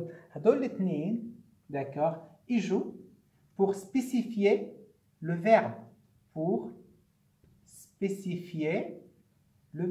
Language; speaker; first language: French; non-native, fluent; Arabic